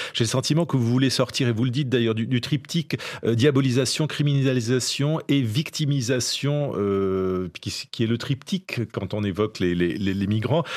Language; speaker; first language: French; native; French